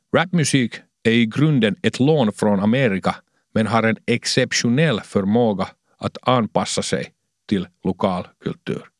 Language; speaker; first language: Swedish; non-native, local second language; Finnish